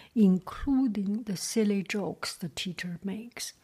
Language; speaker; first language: English; non-native, fluent; Chinese